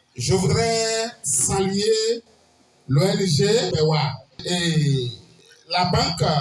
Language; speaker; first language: French; non-native, local second language; Yoruba